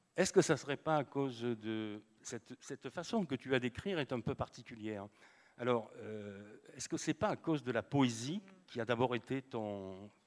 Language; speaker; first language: French; native; French